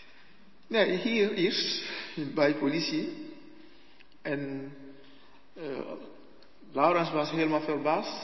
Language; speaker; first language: Dutch; non-native, learner; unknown